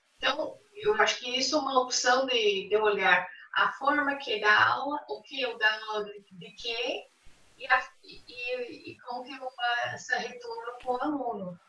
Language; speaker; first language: Portuguese; non-native, fluent; English